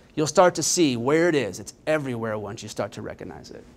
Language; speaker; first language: English; native; English